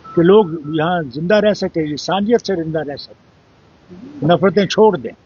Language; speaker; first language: Urdu; non-native, local second language; Kashmiri